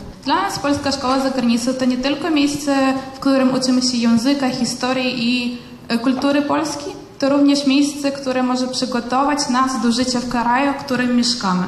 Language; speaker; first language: Polish; early bilingual, heritage; Polish